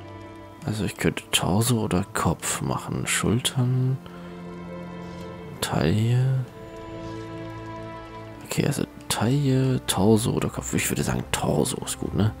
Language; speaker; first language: German; native; German